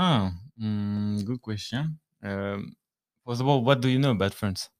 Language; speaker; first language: English; non-native, learner; French